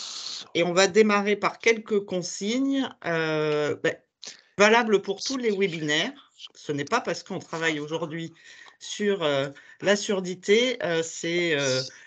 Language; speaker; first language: French; native; French